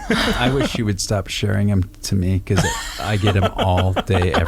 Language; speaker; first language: English; native; English